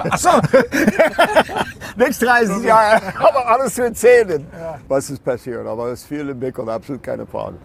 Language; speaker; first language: German; non-native, learner; English